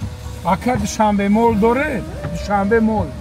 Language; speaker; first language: Russian; non-native, local second language; Tajik